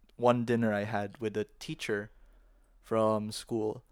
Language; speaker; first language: English; non-native, local second language; Filipino